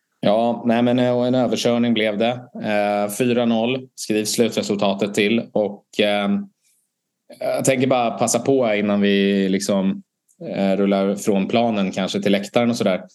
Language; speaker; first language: Swedish; native; Swedish